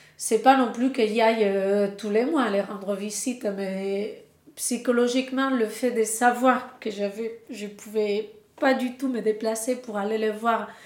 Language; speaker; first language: French; non-native, fluent; Spanish